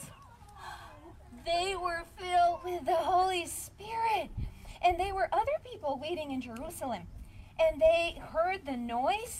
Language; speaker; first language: English; non-native, fluent; Bulgarian